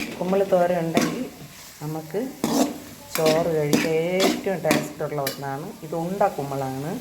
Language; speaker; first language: Malayalam; native; Malayalam